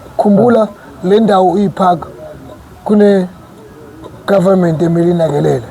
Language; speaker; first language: Zulu; non-native, local second language; Northern Sotho